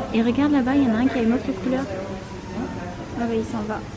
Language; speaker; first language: French; native; French